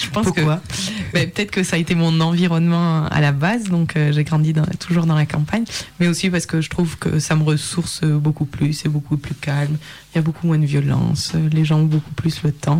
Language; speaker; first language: French; native; French